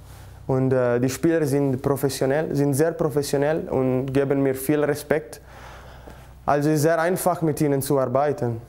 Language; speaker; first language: German; non-native, learner; Italian